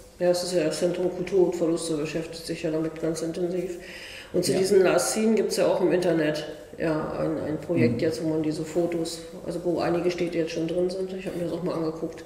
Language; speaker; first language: German; native; German